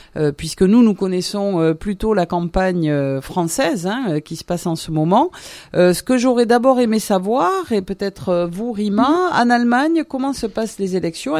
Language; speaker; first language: French; native; French